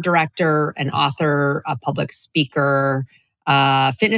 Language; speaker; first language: English; native; English